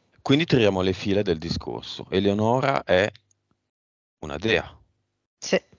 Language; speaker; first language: Italian; native; Italian